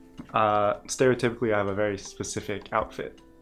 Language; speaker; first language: English; native; English